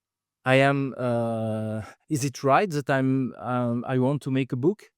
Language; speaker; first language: English; non-native, fluent; French